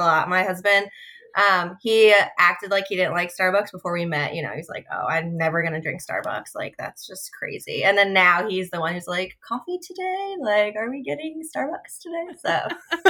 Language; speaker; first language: English; native; English